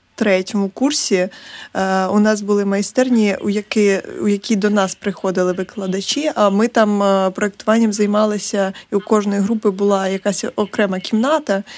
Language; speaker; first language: Ukrainian; native; Ukrainian